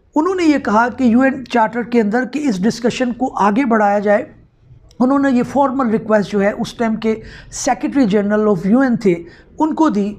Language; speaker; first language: Urdu; non-native, local second language; Punjabi